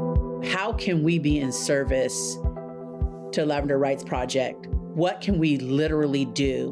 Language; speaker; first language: English; native; English